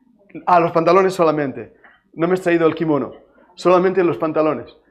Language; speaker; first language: Spanish; native; Spanish